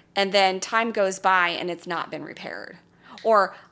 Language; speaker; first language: English; native; English